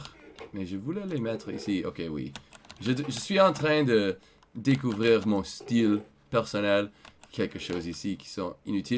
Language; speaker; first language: French; non-native, learner; English